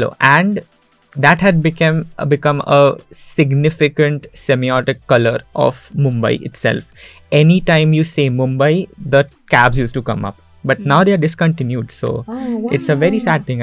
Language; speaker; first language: English; non-native, local second language; Marathi